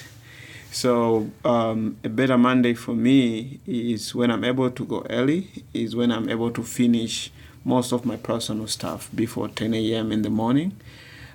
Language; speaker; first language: English; non-native, local second language; Swahili